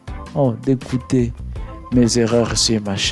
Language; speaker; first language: French; non-native, learner; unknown